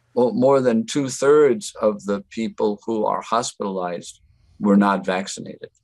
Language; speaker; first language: English; native; English